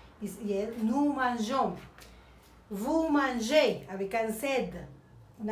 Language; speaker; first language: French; non-native, fluent; Spanish